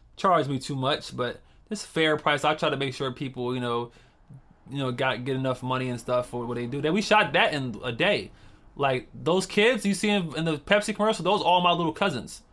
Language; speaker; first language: English; native; English